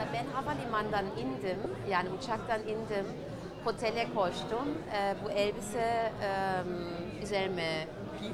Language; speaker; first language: Turkish; early bilingual, heritage; German